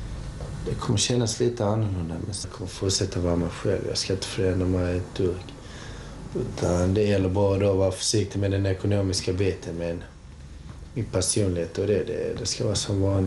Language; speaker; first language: Swedish; early bilingual, other home language; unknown